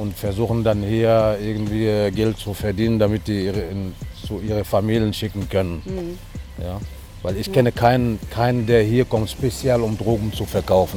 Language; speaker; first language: German; non-native, fluent; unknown